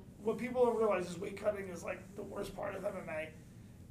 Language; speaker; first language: English; native; English